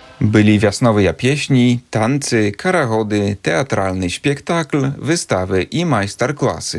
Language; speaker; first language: Polish; non-native, local second language; Belarusian